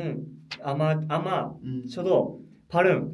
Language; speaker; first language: Korean; non-native, learner; Japanese